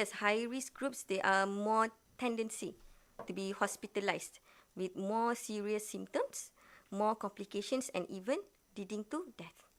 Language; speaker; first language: English; non-native, local second language; Malay